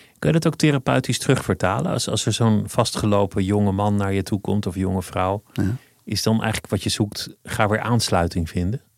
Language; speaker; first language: Dutch; native; Dutch